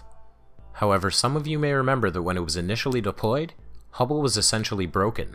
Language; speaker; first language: English; native; English